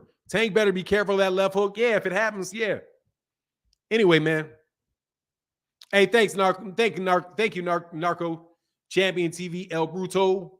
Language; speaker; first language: English; native; English